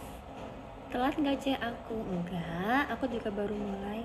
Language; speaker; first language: Indonesian; native; Indonesian